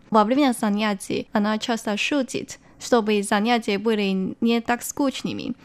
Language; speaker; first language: Russian; non-native, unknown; Chinese